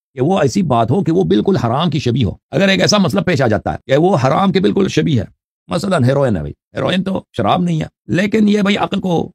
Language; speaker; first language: Urdu; native; Urdu